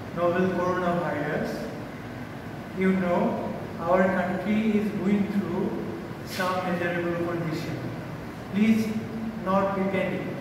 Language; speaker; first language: English; non-native, local second language; Bangla